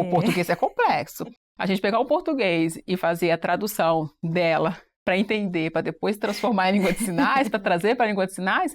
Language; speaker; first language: Portuguese; native; Portuguese